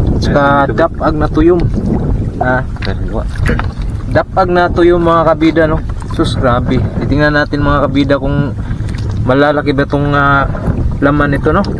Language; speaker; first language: Filipino; non-native, local second language; Cebuano